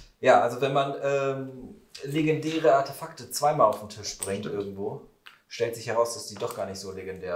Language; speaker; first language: German; native; German